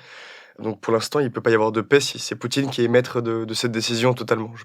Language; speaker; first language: French; native; French